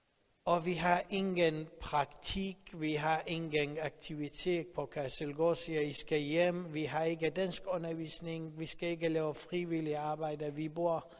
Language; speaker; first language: Danish; non-native, learner; Persian